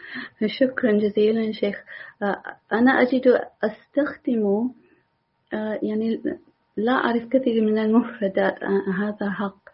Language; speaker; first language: Arabic; non-native, learner; English